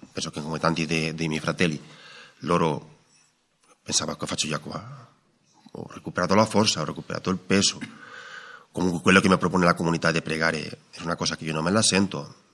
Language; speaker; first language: Italian; non-native, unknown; Spanish